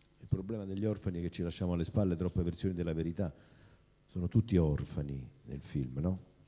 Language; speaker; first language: Italian; native; Italian